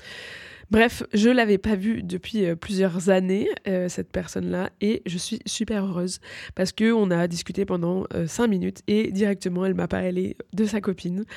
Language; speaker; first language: French; native; French